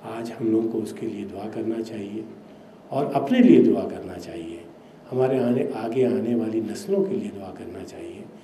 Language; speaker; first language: Urdu; native; Urdu